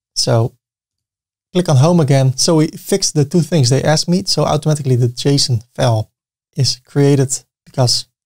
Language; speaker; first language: English; non-native, fluent; Dutch